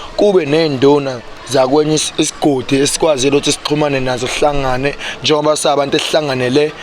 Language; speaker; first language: Zulu; native; Zulu